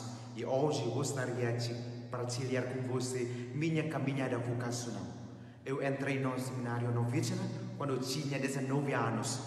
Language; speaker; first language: Portuguese; non-native, fluent; Vietnamese